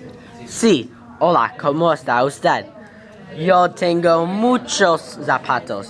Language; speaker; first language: Spanish; non-native, learner; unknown